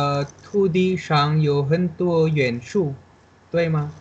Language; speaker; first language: Chinese; non-native, learner; Indonesian